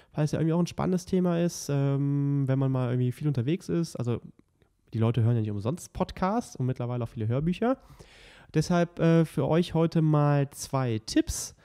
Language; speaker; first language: German; native; German